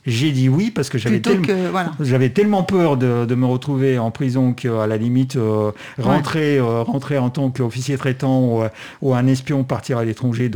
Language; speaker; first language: French; non-native, fluent; Russian